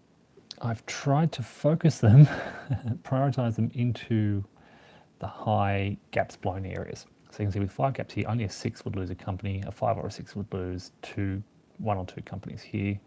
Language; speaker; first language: English; native; English